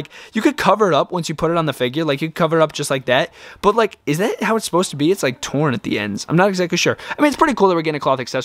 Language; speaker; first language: English; native; English